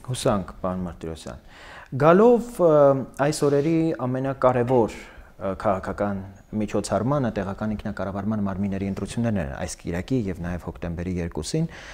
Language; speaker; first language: Armenian; native; Armenian